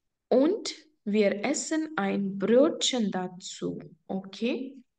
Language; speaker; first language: German; non-native, fluent; Hindi